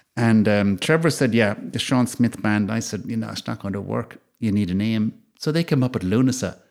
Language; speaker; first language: English; native; English